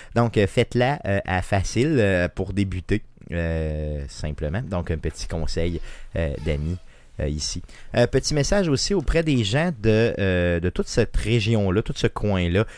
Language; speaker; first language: French; native; French